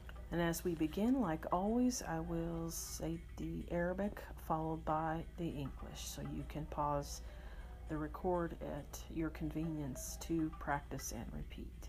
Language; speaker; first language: English; native; English